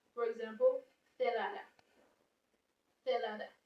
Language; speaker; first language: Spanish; non-native, fluent; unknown